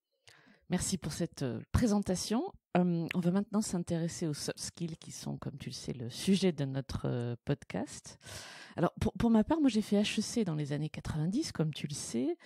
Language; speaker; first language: French; native; French